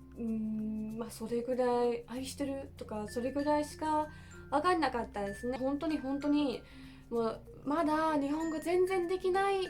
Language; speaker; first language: Japanese; non-native, fluent; German